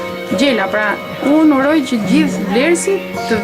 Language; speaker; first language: Albanian; native; Albanian